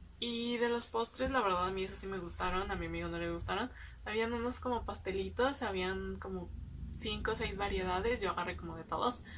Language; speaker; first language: Spanish; native; Spanish